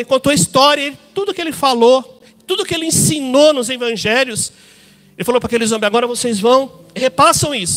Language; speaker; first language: Portuguese; native; Portuguese